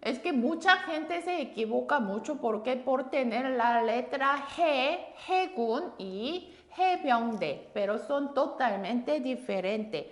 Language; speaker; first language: Spanish; non-native, fluent; Korean